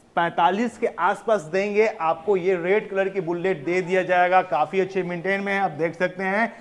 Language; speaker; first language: Hindi; native; Hindi